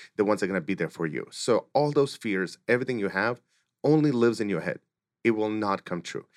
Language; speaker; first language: English; early bilingual, other home language; Russian